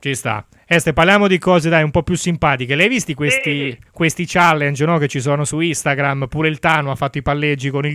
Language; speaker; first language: Italian; native; Italian